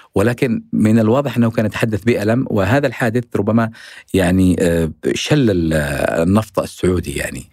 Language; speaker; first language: Arabic; native; Arabic